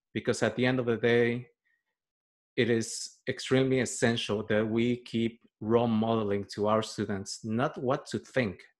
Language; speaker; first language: English; non-native, fluent; Spanish